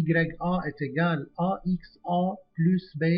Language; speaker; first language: French; non-native, local second language; Arabic